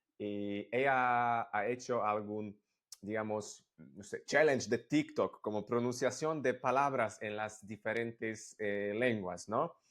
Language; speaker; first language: Spanish; non-native, fluent; Polish